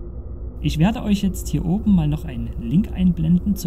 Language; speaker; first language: German; native; German